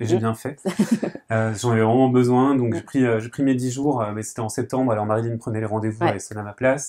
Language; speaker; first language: French; native; French